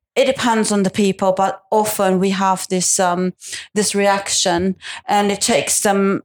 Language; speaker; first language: English; non-native, fluent; Italian